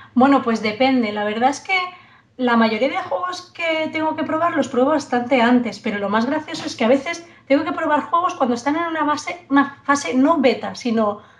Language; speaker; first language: Spanish; native; Spanish